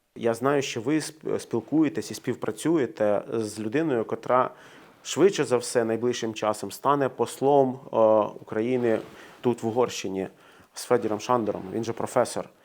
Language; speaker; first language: Ukrainian; native; Ukrainian